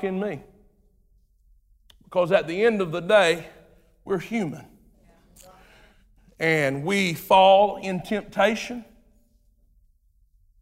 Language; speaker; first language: English; native; English